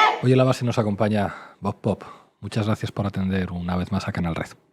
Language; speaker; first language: Spanish; native; Spanish